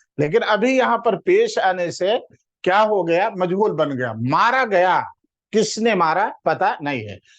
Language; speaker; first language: Urdu; native; Urdu